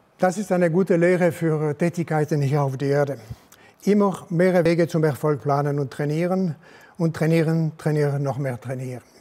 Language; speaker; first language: German; non-native, local second language; French